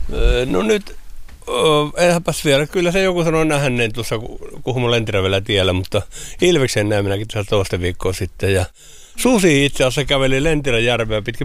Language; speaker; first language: Finnish; native; Finnish